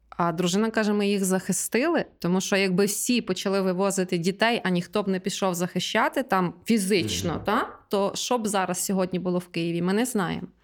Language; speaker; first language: Ukrainian; native; Ukrainian